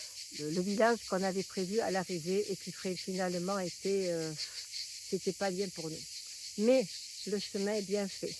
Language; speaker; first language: French; native; French